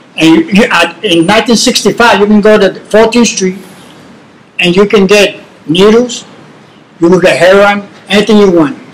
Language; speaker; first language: English; native; English